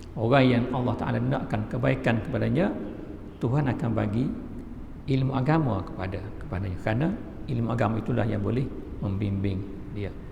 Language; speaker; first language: Malay; native; Malay